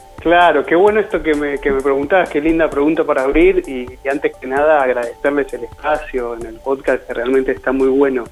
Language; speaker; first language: Spanish; native; Spanish